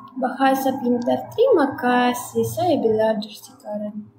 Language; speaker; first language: Indonesian; non-native, learner; Ukrainian